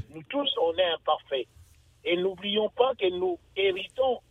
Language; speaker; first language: French; non-native, local second language; Lingala